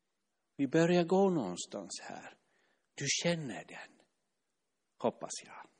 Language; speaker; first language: Swedish; non-native, fluent; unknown